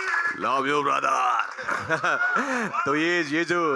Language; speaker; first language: Hindi; native; Hindi